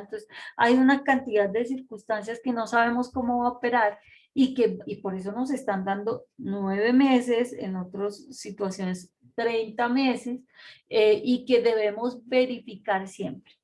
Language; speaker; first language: Spanish; native; Spanish